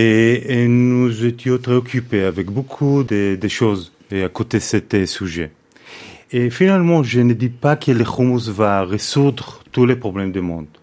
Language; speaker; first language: French; non-native, fluent; Hebrew